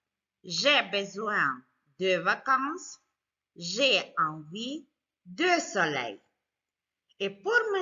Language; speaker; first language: French; non-native, fluent; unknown